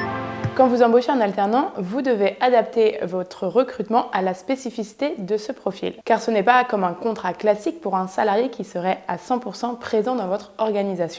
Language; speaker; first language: French; native; French